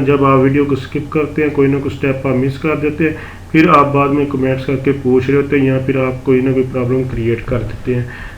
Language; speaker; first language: Urdu; non-native, local second language; Punjabi